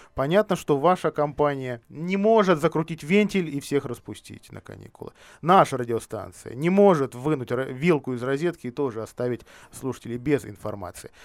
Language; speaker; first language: Russian; native; Russian